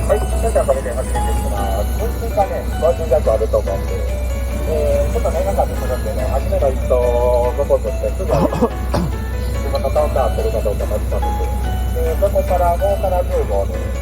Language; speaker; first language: Japanese; native; Japanese